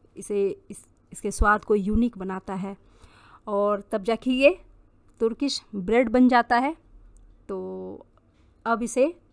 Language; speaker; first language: Hindi; native; Hindi